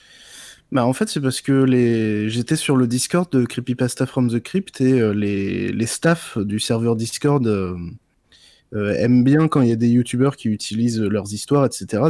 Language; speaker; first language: French; native; French